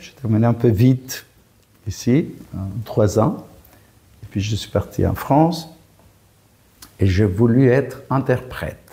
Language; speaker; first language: French; non-native, fluent; Greek